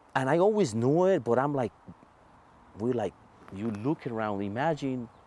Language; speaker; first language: English; non-native, fluent; Spanish